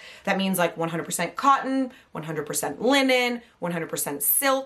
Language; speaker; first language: English; native; English